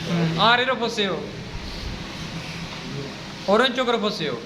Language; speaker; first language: Korean; non-native, fluent; Urdu